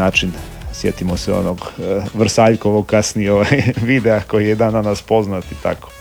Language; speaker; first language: Serbian; native; Serbian